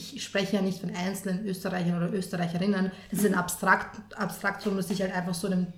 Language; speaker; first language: German; early bilingual, other home language; Serbian